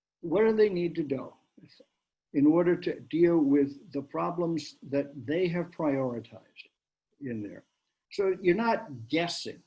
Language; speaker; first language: English; native; English